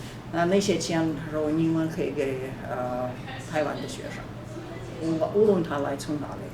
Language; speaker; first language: Chinese; non-native, fluent; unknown